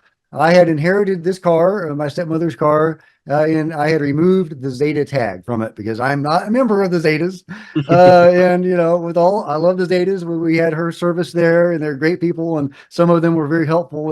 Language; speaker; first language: English; native; English